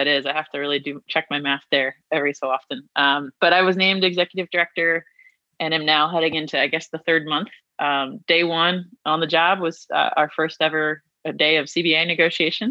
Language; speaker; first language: English; native; English